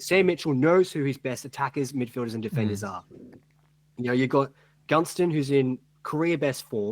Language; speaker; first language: English; native; English